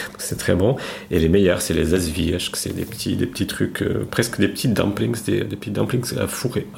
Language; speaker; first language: French; non-native, fluent; Portuguese